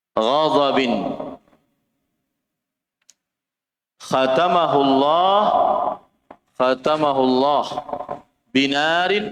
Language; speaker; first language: Arabic; non-native, fluent; Indonesian